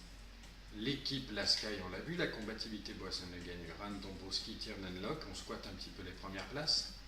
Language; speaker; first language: French; native; French